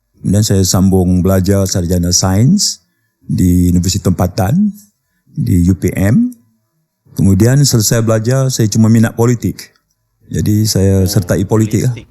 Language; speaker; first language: Malay; native; Malay